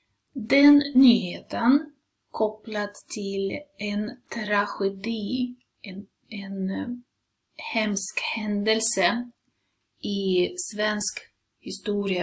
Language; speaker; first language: Swedish; non-native, fluent; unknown